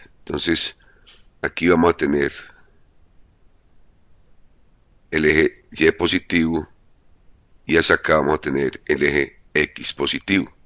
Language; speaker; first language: Spanish; native; Spanish